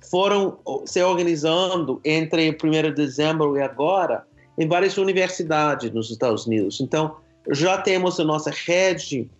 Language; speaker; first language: Portuguese; non-native, fluent; English